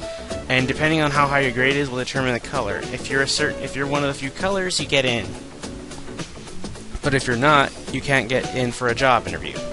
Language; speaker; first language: English; native; English